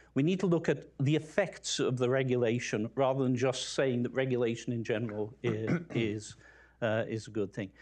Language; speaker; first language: English; native; English